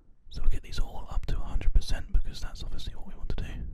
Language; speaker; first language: English; native; English